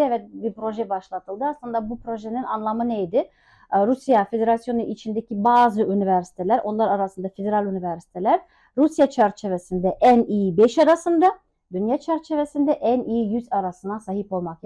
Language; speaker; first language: Turkish; non-native, fluent; Tatar